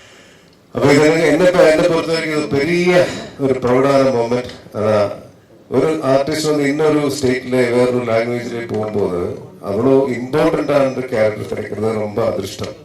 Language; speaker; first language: Tamil; non-native, local second language; Malayalam